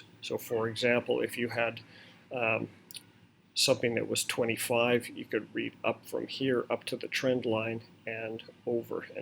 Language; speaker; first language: English; native; English